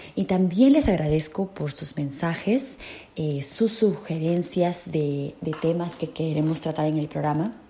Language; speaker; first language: Spanish; native; Spanish